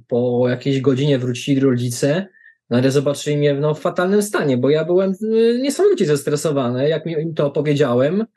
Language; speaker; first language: Polish; native; Polish